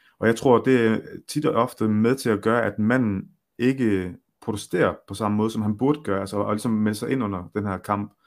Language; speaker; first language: Danish; early bilingual, other home language; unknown